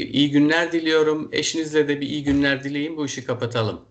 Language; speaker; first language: Turkish; native; Turkish